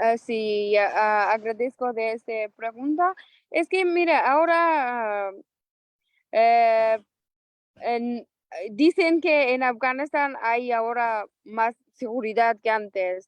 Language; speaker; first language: Spanish; non-native, local second language; Persian